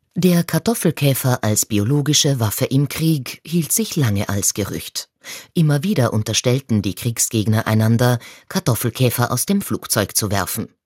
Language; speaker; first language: German; native; German